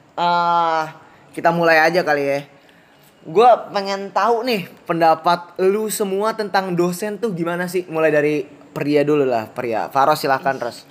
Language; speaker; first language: Indonesian; native; Indonesian